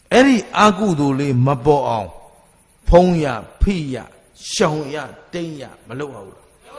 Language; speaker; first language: Burmese; native; Burmese